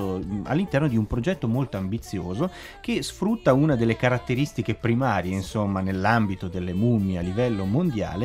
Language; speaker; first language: Italian; native; Italian